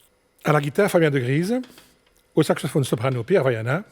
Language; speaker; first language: French; native; French